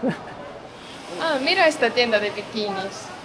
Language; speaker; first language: Spanish; non-native, fluent; Portuguese